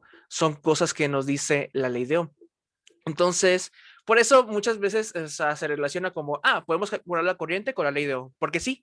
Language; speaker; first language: Spanish; native; Spanish